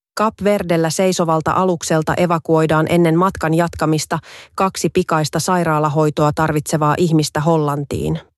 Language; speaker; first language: Finnish; native; Finnish